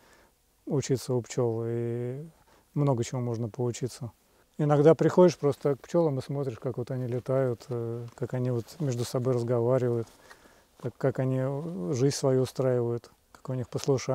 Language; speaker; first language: Russian; native; Russian